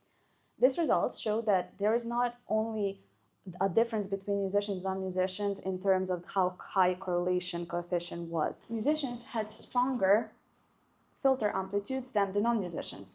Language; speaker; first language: English; non-native, fluent; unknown